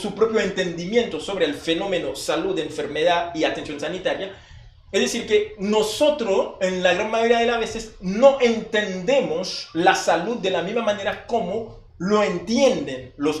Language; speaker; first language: Spanish; non-native, fluent; Haitian Creole